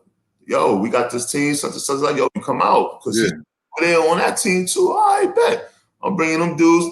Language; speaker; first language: English; native; English